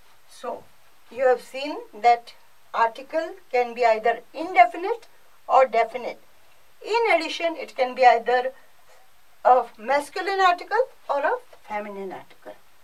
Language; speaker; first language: English; non-native, local second language; Konkani